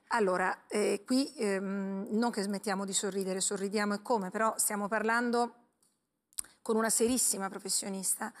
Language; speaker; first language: Italian; native; Italian